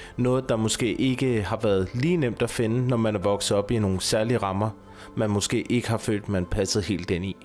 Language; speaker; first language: Danish; native; Danish